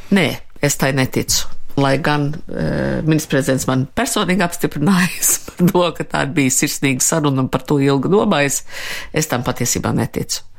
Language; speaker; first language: Latvian; early bilingual, heritage; Latvian